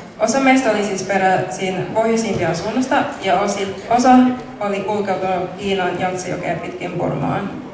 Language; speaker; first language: Finnish; early bilingual, other home language; Mon